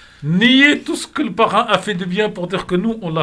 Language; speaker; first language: French; native; French